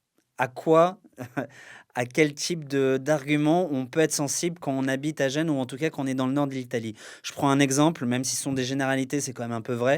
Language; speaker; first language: French; native; French